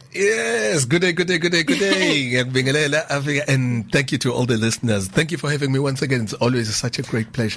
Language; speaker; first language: English; non-native, local second language; Zulu